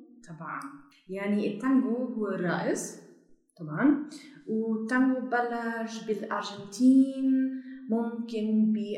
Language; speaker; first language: Arabic; non-native, learner; German